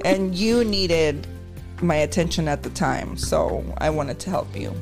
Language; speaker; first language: English; native; English